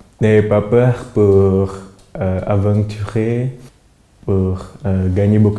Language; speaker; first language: French; non-native, learner; Indonesian